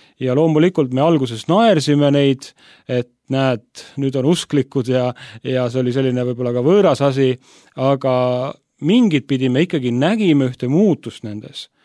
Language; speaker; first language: Estonian; native; Estonian